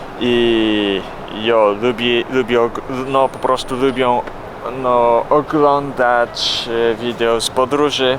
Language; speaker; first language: Polish; non-native, learner; Japanese